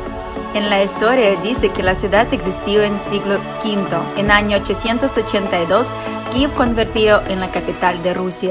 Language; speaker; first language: Spanish; non-native, fluent; Ukrainian